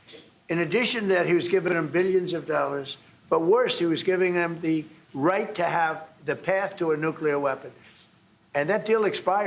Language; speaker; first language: English; native; English